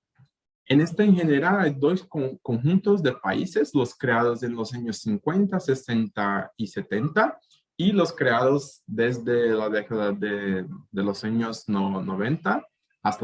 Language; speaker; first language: Spanish; native; Spanish